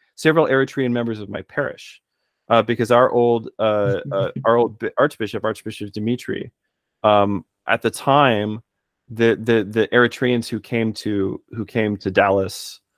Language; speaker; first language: English; native; English